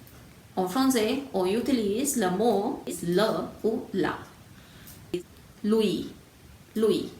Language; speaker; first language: French; non-native, fluent; Hindi